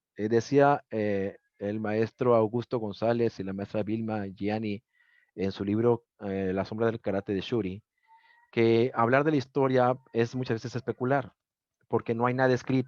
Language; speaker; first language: Spanish; native; Spanish